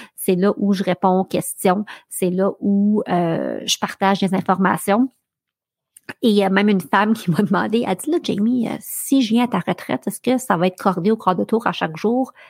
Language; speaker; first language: French; native; French